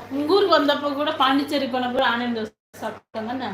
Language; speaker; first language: Tamil; non-native, local second language; Telugu